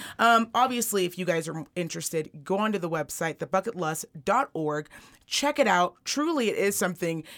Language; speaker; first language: English; native; English